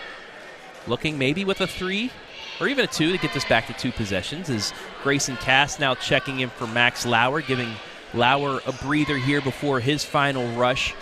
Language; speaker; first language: English; native; English